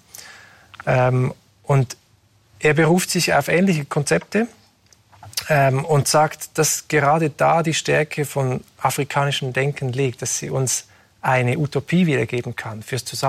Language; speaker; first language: German; native; German